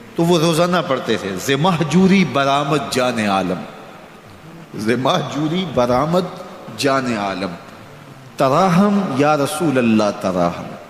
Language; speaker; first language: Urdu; non-native, local second language; Punjabi